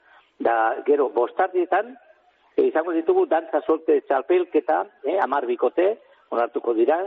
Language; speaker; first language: Basque; native; Basque